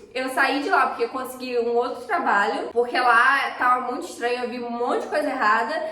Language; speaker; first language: Portuguese; native; Portuguese